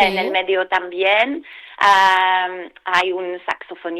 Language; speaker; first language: Spanish; non-native, fluent; English